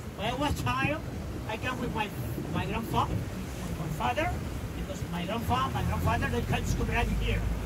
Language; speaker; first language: English; non-native, learner; Spanish